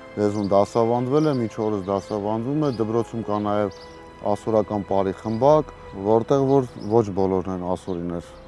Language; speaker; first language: Armenian; native; Armenian